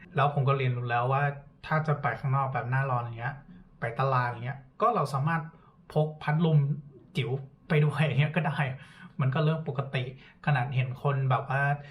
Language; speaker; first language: Thai; non-native, fluent; English